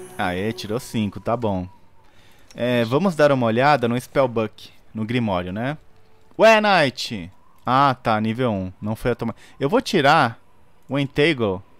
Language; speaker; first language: Portuguese; native; Portuguese